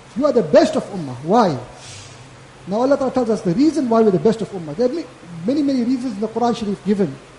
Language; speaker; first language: English; native; English